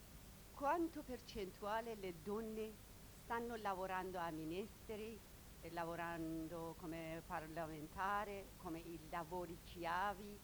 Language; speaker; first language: Italian; non-native, learner; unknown